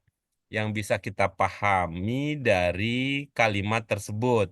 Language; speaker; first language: Indonesian; native; Indonesian